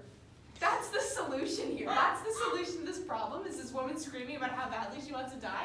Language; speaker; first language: English; native; English